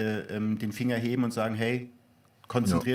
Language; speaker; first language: German; native; German